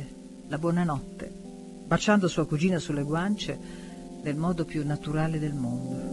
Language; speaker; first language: Italian; native; Italian